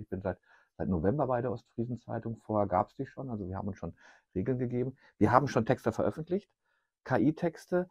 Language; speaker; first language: German; native; German